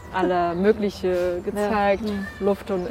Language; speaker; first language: German; non-native, fluent; Chinese